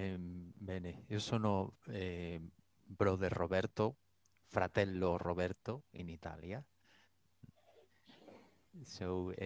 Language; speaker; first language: Italian; non-native, fluent; Spanish